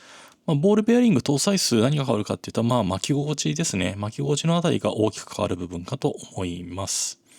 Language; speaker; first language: Japanese; native; Japanese